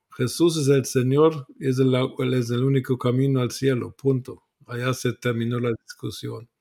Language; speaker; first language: Spanish; non-native, fluent; German